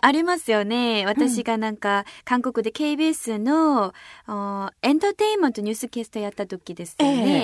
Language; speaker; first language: Japanese; non-native, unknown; Korean